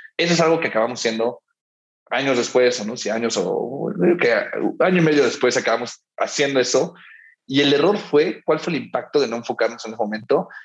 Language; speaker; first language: Spanish; early bilingual, heritage; Spanish